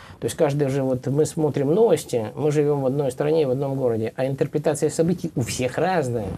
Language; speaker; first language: Russian; native; Russian